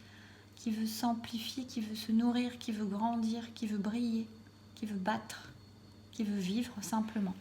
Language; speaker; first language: French; native; French